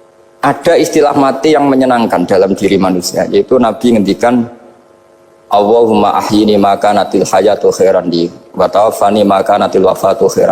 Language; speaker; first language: Indonesian; non-native, local second language; Javanese